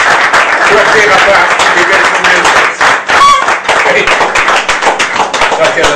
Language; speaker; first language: Spanish; non-native, learner; French